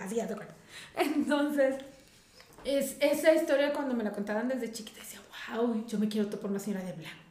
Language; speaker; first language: Spanish; native; Spanish